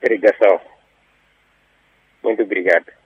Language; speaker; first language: Portuguese; non-native, local second language; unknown